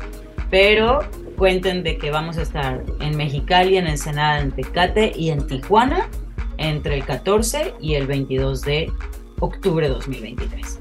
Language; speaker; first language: Spanish; native; Spanish